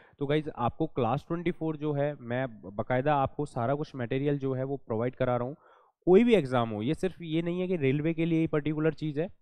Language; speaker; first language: Hindi; native; Hindi